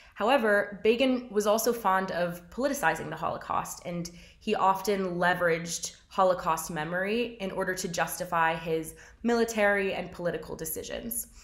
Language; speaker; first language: English; native; English